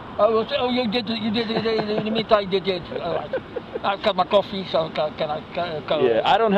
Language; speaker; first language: English; non-native, learner; Dutch